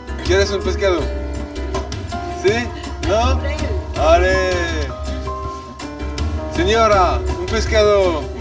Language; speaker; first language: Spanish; non-native, learner; French